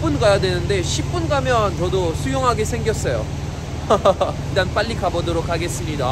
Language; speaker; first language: Korean; non-native, fluent; French